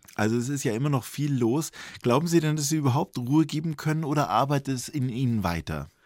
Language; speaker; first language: German; native; German